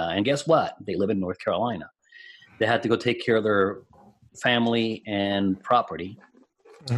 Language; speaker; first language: English; non-native, fluent; Spanish